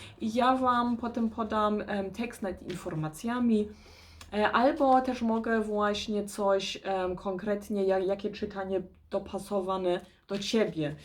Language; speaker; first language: Polish; early bilingual, heritage; Polish